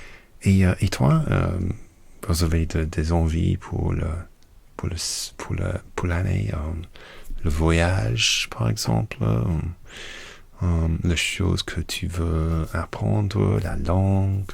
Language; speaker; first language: French; non-native, learner; English